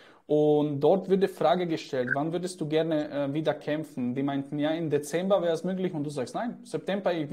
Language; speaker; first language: German; native; German